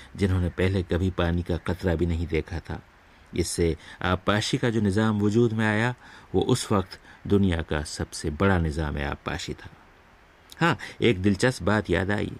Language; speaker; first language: Urdu; native; Urdu